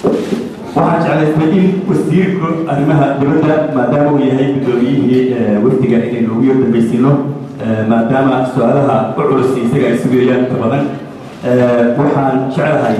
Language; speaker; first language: Somali; native; Somali